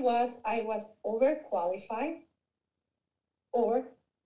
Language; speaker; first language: English; non-native, fluent; Spanish